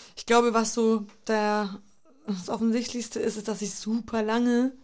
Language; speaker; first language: German; native; German